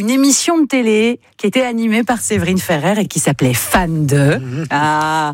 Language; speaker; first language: French; native; French